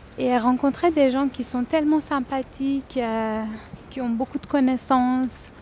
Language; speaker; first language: French; non-native, fluent; Persian